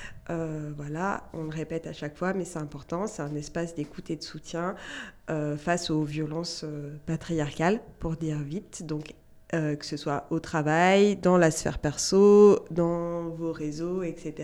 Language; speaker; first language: French; native; French